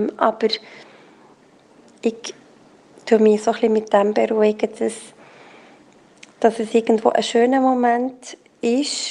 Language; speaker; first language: German; native; German